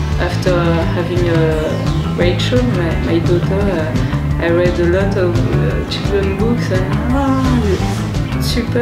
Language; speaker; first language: English; non-native, learner; French